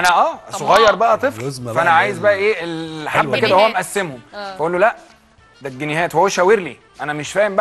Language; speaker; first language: Arabic; native; Arabic